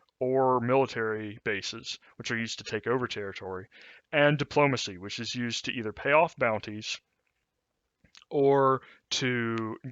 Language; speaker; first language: English; native; English